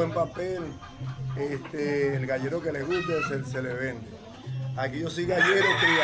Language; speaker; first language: Spanish; native; Spanish